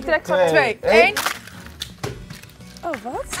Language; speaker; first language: Dutch; native; Dutch